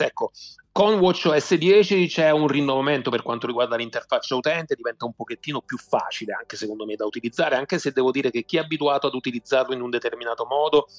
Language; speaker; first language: Italian; native; Italian